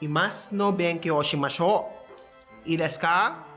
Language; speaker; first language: Japanese; non-native, fluent; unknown